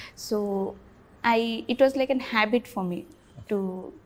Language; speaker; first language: English; non-native, local second language; Bhojpuri